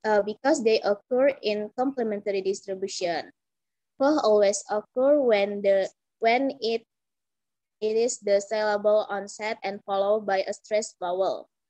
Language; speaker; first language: English; non-native, learner; Indonesian